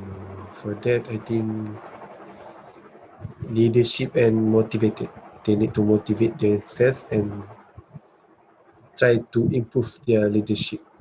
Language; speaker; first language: English; non-native, learner; Malay